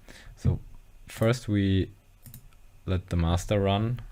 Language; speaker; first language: English; non-native, fluent; German